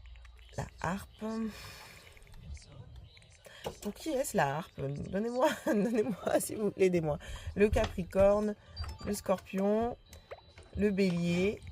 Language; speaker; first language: French; native; French